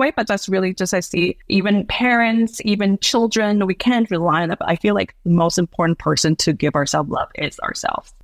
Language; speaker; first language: English; non-native, local second language; Cantonese